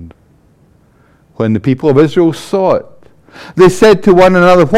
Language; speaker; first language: English; native; English